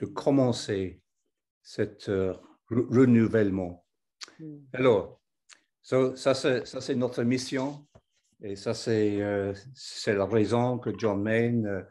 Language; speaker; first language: French; non-native, fluent; English